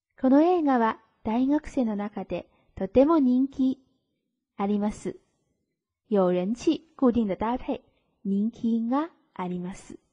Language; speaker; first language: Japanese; non-native, fluent; Chinese